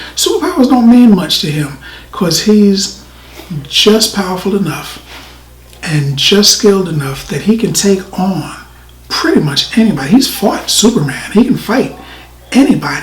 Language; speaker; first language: English; native; English